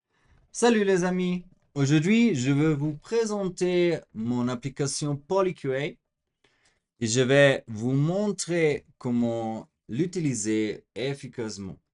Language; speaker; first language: French; non-native, fluent; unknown